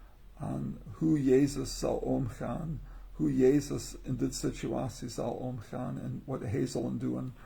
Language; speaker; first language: Dutch; non-native, learner; English